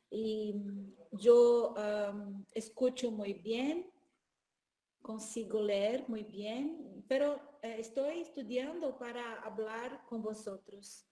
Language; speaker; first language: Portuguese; non-native, learner; Spanish